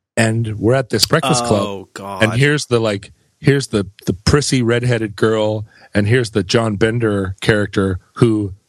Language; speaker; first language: English; native; English